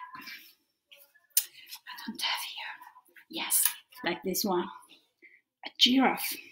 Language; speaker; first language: English; non-native, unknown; Italian